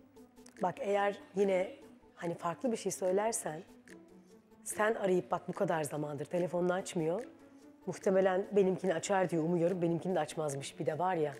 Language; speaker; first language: Turkish; native; Turkish